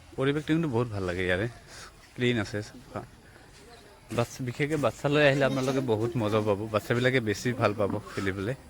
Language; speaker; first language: Assamese; non-native, local second language; Bangla